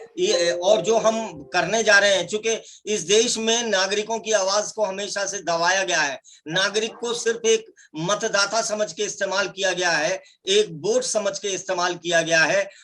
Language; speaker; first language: Hindi; native; Hindi